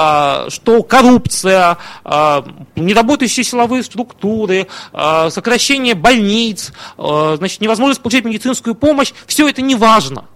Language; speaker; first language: Russian; native; Russian